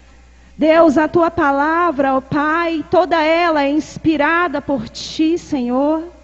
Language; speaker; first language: Portuguese; native; Portuguese